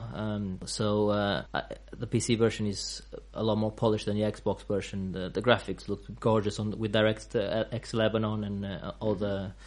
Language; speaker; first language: English; non-native, fluent; Portuguese